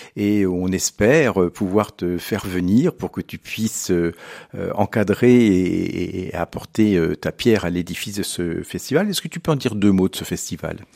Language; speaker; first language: French; native; French